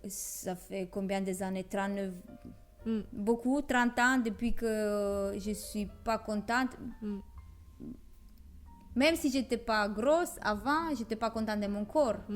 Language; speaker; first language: French; non-native, fluent; Romanian